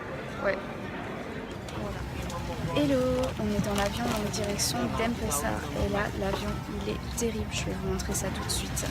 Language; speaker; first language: French; native; French